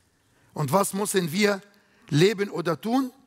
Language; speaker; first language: German; non-native, fluent; Arabic